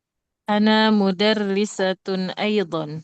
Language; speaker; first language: Arabic; non-native, learner; Indonesian